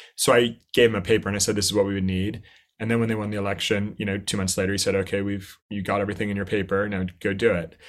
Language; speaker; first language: English; native; English